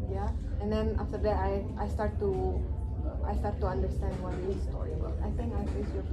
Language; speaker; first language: English; non-native, local second language; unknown